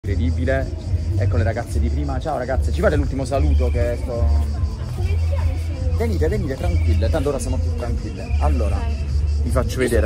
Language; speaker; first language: Italian; native; Italian